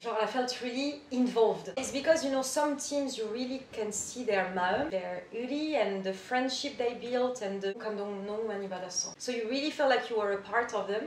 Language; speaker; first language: English; non-native, fluent; French